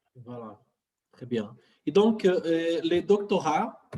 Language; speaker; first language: French; non-native, fluent; Portuguese